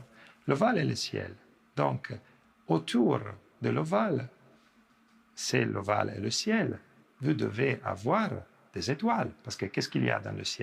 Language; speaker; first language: French; non-native, fluent; Italian